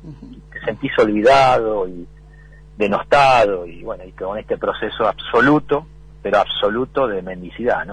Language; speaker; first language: Spanish; native; Spanish